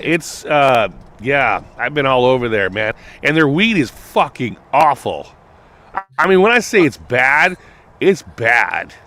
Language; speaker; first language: English; native; English